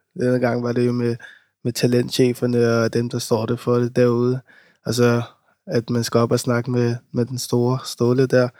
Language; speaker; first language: Danish; early bilingual, other home language; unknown